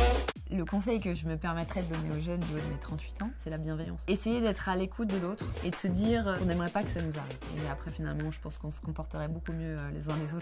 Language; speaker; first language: French; native; French